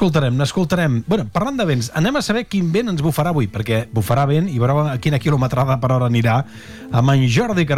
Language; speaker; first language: Catalan; native; Catalan